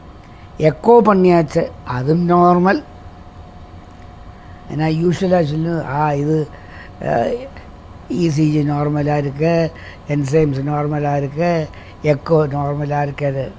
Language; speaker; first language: Tamil; non-native, local second language; Malayalam